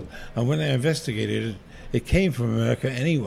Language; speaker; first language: English; native; English